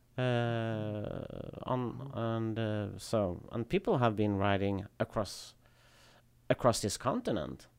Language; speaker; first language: English; non-native, fluent; Swedish